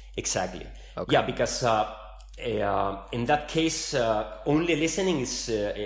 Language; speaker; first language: English; non-native, fluent; Spanish